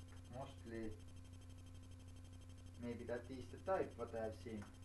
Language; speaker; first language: English; non-native, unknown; Estonian